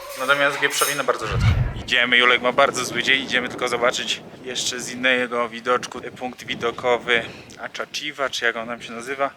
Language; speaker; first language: Polish; native; Polish